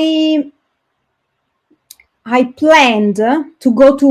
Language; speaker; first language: English; non-native, fluent; Italian